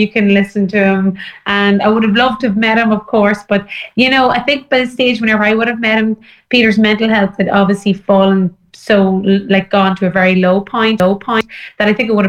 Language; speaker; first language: English; native; English